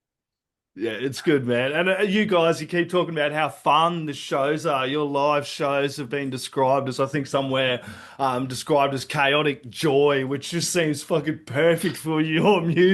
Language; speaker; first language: English; native; English